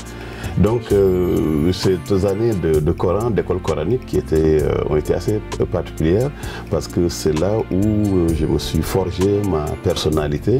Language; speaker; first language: French; non-native, local second language; Wolof